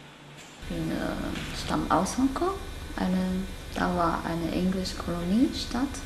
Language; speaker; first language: German; non-native, learner; Cantonese